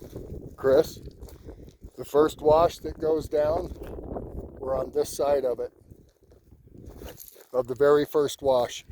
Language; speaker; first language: English; native; English